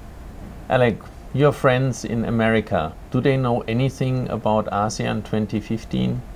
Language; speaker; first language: English; non-native, fluent; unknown